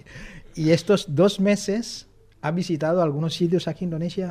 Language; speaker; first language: Spanish; non-native, fluent; Indonesian